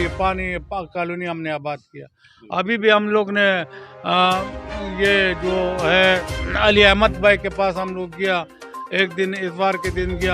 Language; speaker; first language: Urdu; non-native, local second language; Pashto